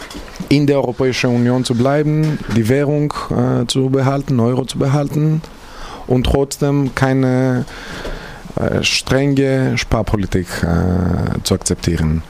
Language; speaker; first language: German; non-native, fluent; Greek